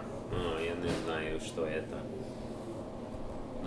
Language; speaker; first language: Russian; non-native, learner; English